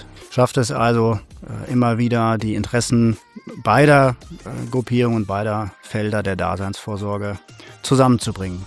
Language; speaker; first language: German; native; German